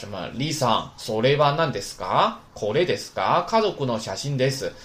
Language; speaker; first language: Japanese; non-native, fluent; Chinese